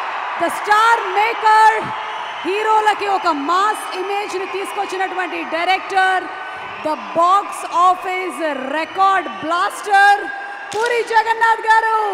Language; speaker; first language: Telugu; native; Telugu